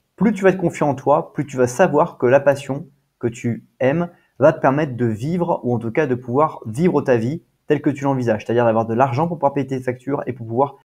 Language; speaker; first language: French; native; French